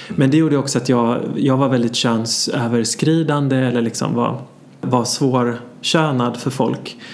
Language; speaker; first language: Swedish; native; Swedish